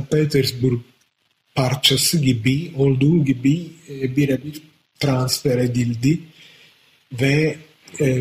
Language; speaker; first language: Turkish; non-native, fluent; Italian